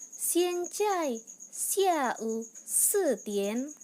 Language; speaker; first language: Chinese; non-native, learner; Indonesian